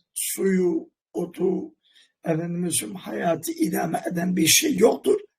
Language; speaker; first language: Turkish; non-native, local second language; Kurdish